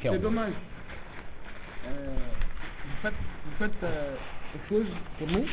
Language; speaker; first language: French; non-native, local second language; Tamasheq